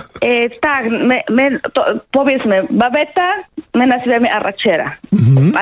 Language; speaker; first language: Polish; non-native, fluent; Spanish